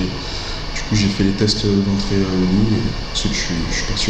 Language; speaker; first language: French; native; French